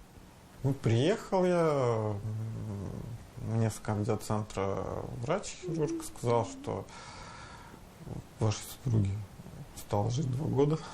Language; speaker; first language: Russian; native; Russian